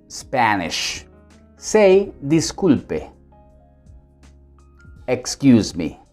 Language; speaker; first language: English; non-native, fluent; Spanish